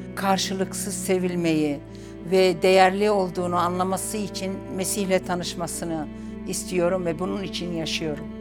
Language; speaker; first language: Turkish; non-native, local second language; Arabic